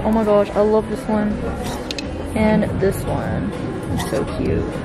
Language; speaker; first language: English; native; English